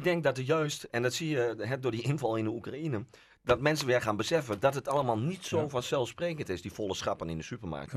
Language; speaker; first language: Dutch; native; Dutch